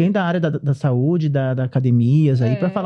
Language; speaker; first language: Portuguese; native; Portuguese